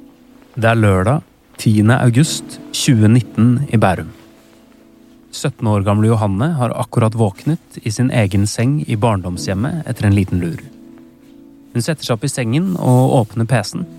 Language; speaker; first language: Norwegian; native; Norwegian